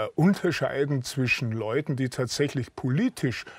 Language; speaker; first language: German; native; German